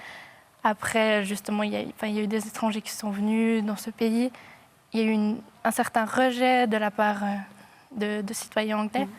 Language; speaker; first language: French; native; French